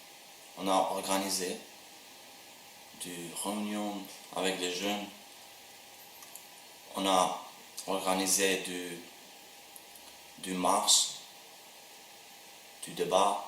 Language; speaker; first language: French; non-native, learner; Albanian